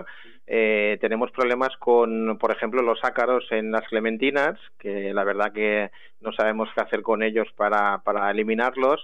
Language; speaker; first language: Spanish; native; Spanish